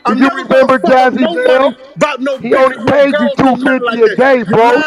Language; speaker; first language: English; native; English